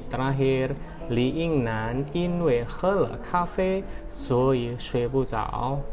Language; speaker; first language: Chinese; non-native, fluent; Indonesian